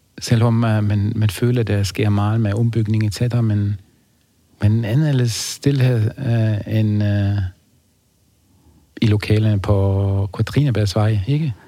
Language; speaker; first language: Danish; non-native, fluent; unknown